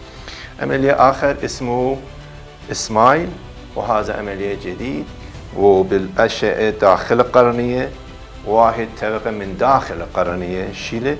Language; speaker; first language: Arabic; non-native, learner; Persian